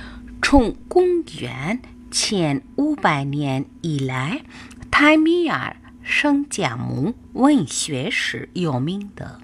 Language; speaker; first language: Chinese; non-native, fluent; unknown